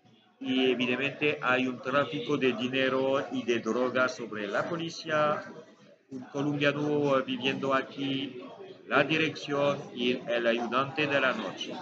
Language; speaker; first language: Spanish; non-native, learner; French